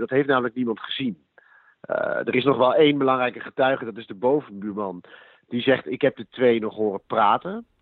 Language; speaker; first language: Dutch; native; Dutch